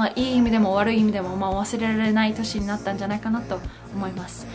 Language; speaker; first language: Japanese; native; Japanese